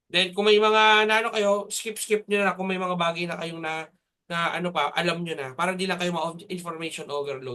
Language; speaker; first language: Filipino; native; Filipino